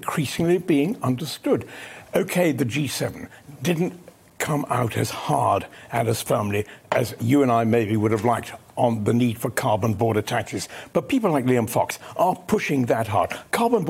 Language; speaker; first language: English; native; English